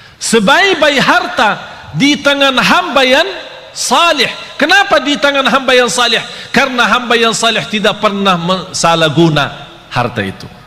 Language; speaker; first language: Malay; non-native, fluent; Arabic